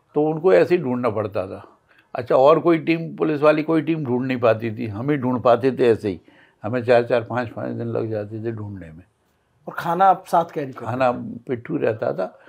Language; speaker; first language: Hindi; native; Hindi